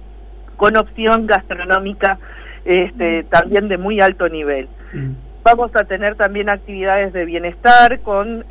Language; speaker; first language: Spanish; native; Spanish